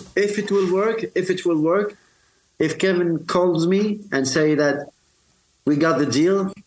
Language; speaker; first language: English; non-native, fluent; Arabic